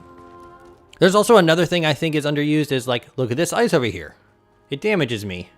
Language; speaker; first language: English; native; English